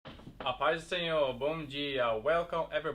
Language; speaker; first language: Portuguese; non-native, fluent; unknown